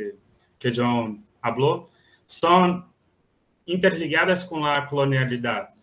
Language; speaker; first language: Spanish; non-native, fluent; Portuguese